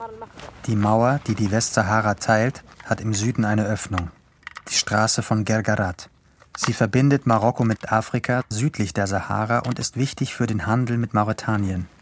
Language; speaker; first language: German; native; German